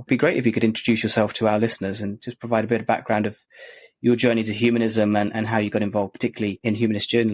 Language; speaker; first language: English; native; English